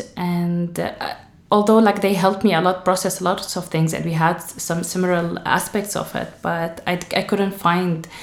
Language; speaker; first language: English; non-native, fluent; Arabic